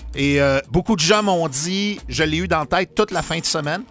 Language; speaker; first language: French; native; French